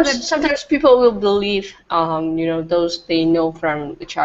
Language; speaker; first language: English; non-native, fluent; Vietnamese